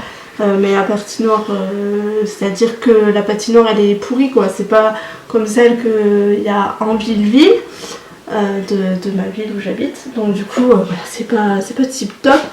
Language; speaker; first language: French; native; French